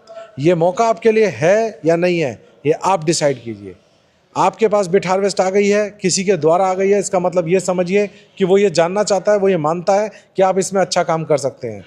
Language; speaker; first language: Hindi; native; Hindi